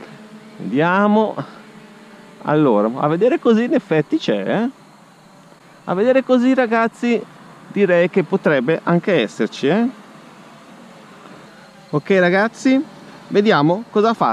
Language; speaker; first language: Italian; native; Italian